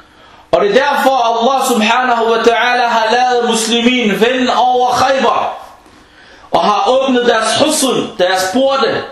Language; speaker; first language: Danish; non-native, fluent; Arabic